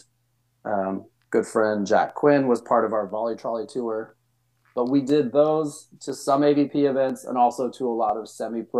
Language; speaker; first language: English; native; English